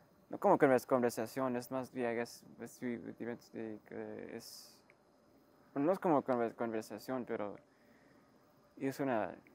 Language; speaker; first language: Spanish; non-native, learner; English